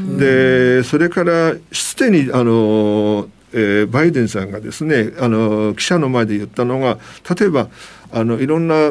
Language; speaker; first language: Japanese; non-native, fluent; Chinese